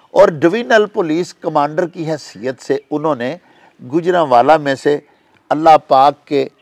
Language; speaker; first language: Urdu; non-native, local second language; Punjabi